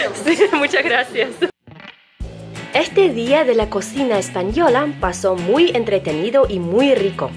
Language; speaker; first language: Spanish; non-native, fluent; Russian